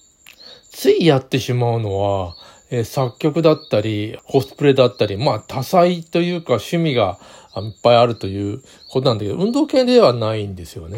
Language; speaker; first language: Japanese; native; Japanese